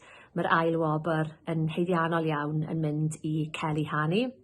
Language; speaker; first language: Welsh; native; Welsh